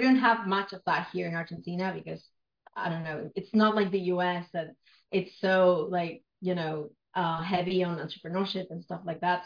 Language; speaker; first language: English; non-native, fluent; Spanish